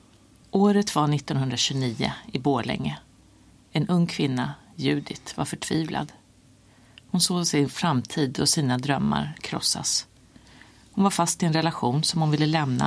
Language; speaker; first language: Swedish; native; Swedish